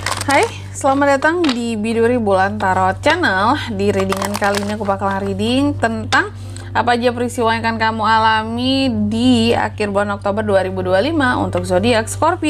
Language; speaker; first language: Indonesian; native; Indonesian